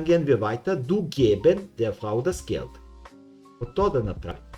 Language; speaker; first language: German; non-native, fluent; Serbian